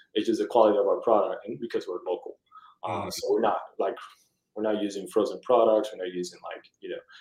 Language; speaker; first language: English; early bilingual, other home language; Spanish